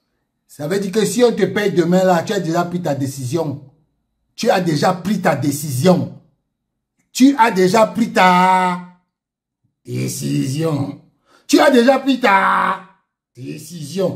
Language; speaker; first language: French; native; French